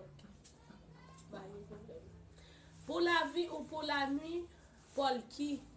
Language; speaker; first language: French; non-native, learner; Haitian Creole